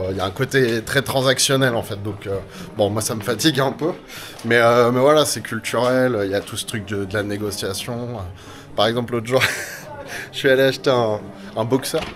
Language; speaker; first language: French; native; French